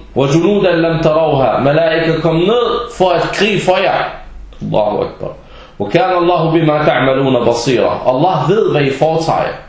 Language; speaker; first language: Danish; early bilingual, other home language; Arabic